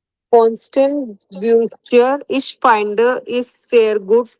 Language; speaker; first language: German; non-native, learner; Hindi